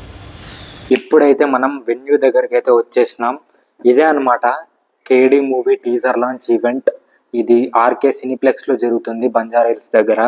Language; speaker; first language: Telugu; native; Telugu